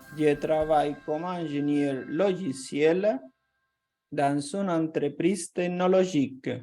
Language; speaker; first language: French; non-native, fluent; Spanish